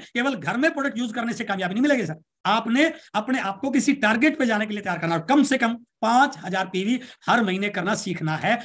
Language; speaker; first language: Hindi; native; Hindi